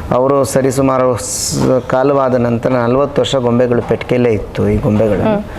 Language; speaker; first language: Kannada; native; Kannada